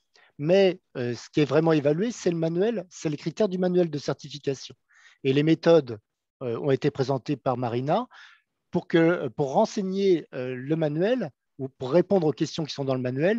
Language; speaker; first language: French; native; French